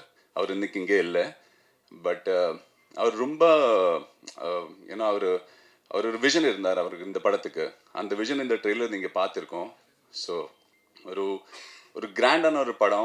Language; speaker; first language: Tamil; non-native, fluent; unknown